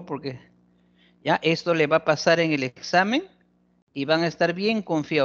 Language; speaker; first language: Spanish; native; Spanish